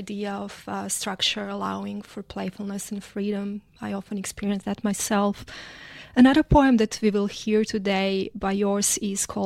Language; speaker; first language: English; non-native, fluent; Croatian